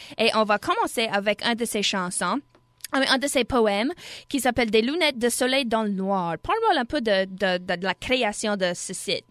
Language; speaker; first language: French; native; French